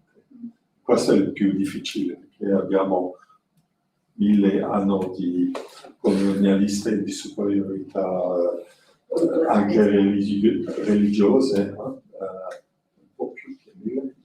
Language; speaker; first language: Italian; non-native, learner; French